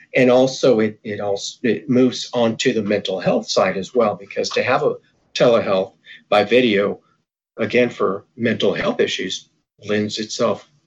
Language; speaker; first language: English; early bilingual, other home language; Spanish